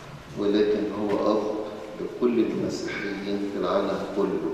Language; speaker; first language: Arabic; native; Arabic